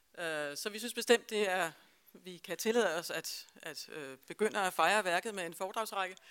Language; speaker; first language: Danish; native; Danish